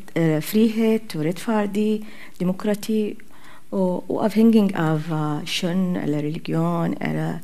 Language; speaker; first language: Norwegian; non-native, fluent; Arabic